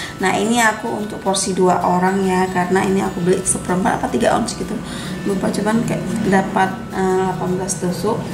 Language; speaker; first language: Indonesian; native; Indonesian